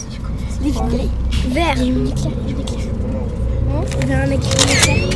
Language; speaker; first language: French; native; French